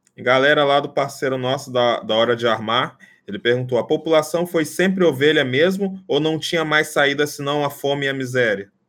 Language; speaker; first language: Portuguese; native; Portuguese